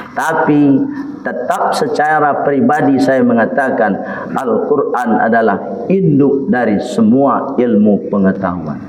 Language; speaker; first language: Malay; non-native, local second language; Minangkabau